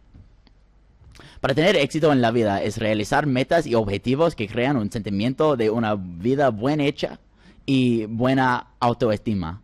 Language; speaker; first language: Spanish; non-native, fluent; English